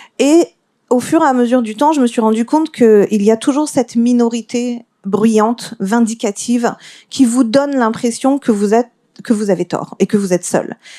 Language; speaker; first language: French; early bilingual, other home language; Persian